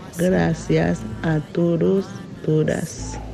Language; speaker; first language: Spanish; non-native, learner; Haitian Creole